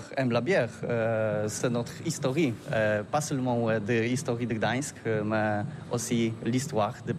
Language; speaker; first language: French; non-native, learner; Polish